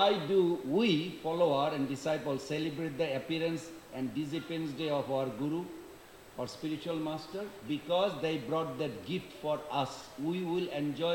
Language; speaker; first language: English; non-native, local second language; Bangla